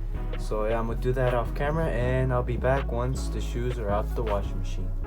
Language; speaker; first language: English; native; English